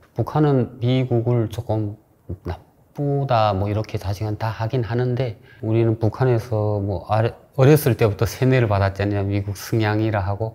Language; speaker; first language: Korean; native; Korean